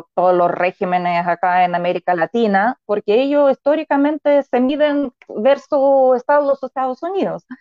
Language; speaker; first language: Spanish; non-native, fluent; Russian